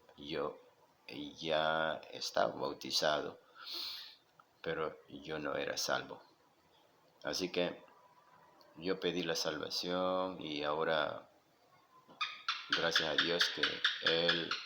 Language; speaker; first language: Spanish; non-native, local second language; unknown